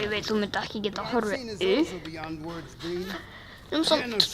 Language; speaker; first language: Icelandic; early bilingual, heritage; Swedish